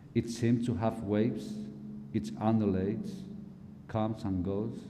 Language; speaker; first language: English; non-native, fluent; Spanish